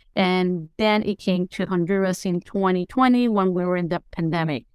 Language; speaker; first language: English; non-native, fluent; Spanish